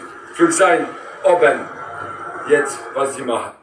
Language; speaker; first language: German; non-native, learner; Polish